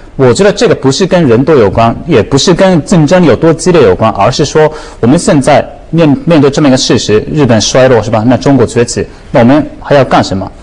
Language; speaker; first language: Chinese; non-native, fluent; Japanese